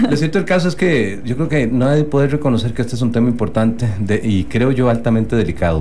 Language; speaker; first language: Spanish; native; Spanish